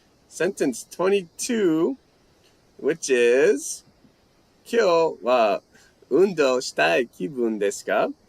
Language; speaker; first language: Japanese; non-native, learner; English